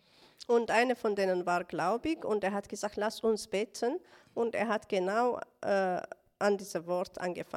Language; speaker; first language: German; non-native, learner; Tigrinya